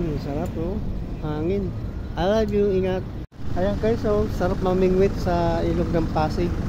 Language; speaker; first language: Filipino; non-native, local second language; Bikol